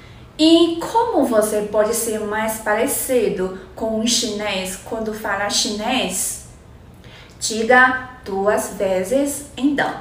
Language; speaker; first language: Portuguese; non-native, fluent; Chinese